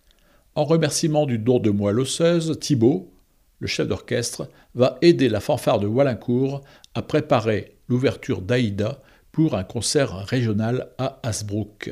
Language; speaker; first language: French; native; French